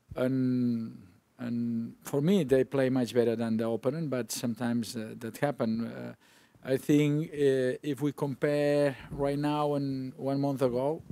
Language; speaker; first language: English; non-native, fluent; Spanish